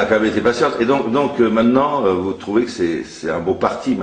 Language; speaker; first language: French; native; French